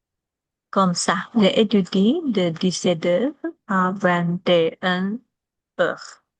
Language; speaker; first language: French; non-native, learner; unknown